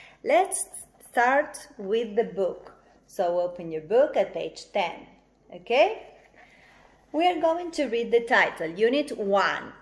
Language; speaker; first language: English; non-native, fluent; Spanish